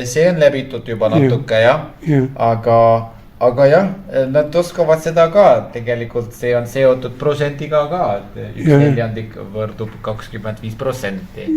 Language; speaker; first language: Estonian; non-native, fluent; Turkish